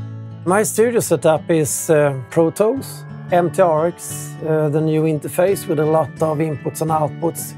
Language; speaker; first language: English; non-native, fluent; Swedish